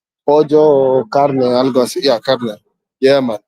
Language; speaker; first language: Spanish; non-native, learner; English